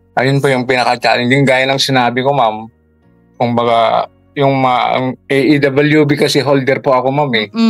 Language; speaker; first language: Filipino; non-native, local second language; Iloko